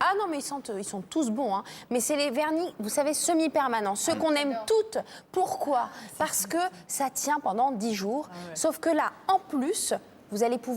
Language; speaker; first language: French; native; French